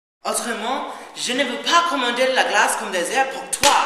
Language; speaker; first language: French; non-native, learner; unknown